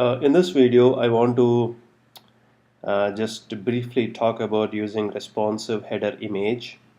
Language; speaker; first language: English; non-native, local second language; Telugu